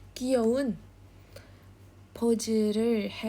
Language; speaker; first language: Korean; non-native, learner; Indonesian